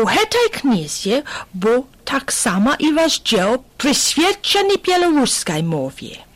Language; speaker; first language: Belarusian; non-native, fluent; English